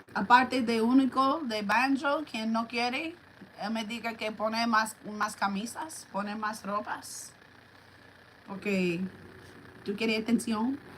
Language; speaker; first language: Spanish; non-native, learner; English